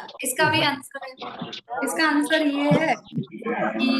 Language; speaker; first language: Hindi; native; Hindi